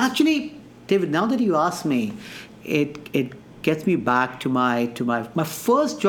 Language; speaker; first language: English; non-native, local second language; Hindi